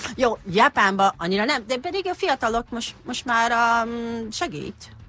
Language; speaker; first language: Hungarian; non-native, learner; Japanese